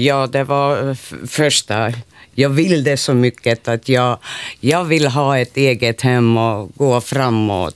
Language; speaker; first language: Swedish; non-native, local second language; Finnish